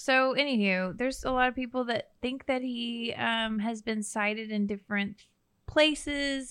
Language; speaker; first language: English; native; English